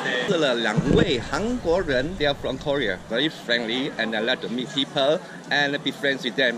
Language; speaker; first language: English; non-native, local second language; Chinese